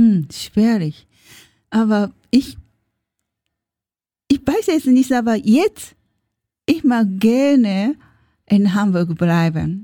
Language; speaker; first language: German; non-native, learner; Japanese